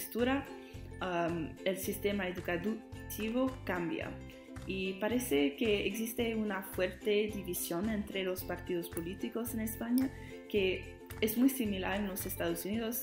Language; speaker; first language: Spanish; non-native, learner; English